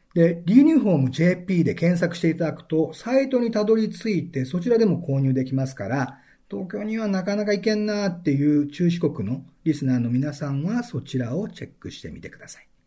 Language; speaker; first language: Japanese; native; Japanese